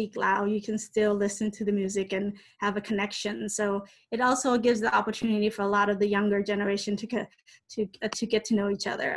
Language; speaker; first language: English; native; English